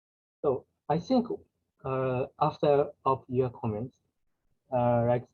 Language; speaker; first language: English; non-native, learner; Japanese